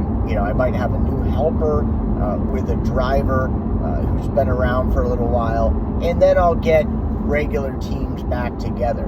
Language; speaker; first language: English; native; English